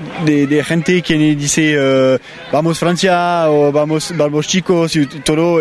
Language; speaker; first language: Spanish; non-native, fluent; French